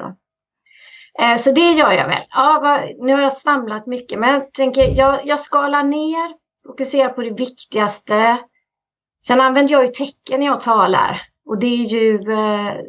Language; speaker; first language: Swedish; native; Swedish